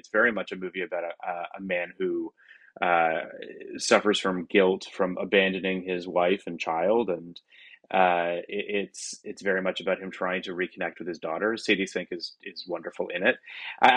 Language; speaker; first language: English; native; English